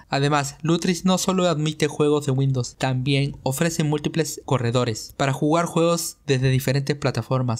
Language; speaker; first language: Spanish; native; Spanish